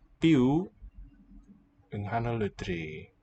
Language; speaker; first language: Welsh; non-native, learner; English